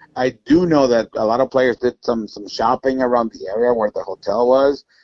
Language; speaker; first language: English; non-native, fluent; Spanish